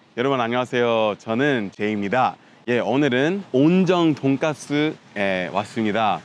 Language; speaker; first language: Korean; non-native, fluent; English